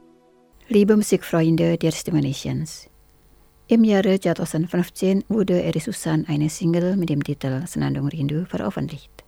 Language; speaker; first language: German; non-native, fluent; Indonesian